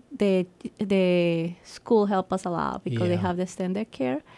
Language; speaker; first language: English; non-native, fluent; Spanish